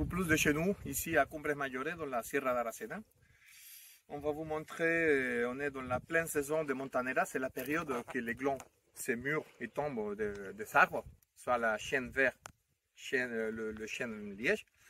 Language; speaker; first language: French; non-native, fluent; Spanish